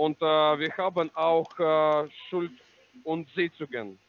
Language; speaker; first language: German; non-native, learner; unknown